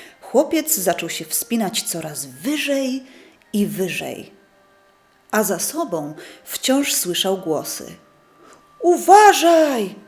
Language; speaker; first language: Polish; native; Polish